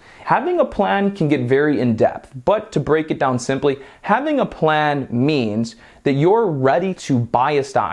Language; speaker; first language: English; native; English